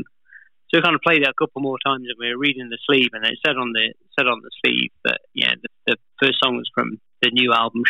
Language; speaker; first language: English; native; English